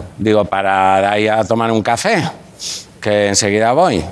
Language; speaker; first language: Spanish; native; Spanish